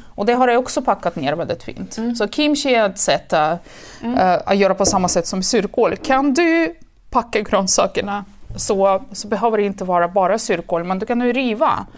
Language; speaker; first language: Swedish; non-native, fluent; Russian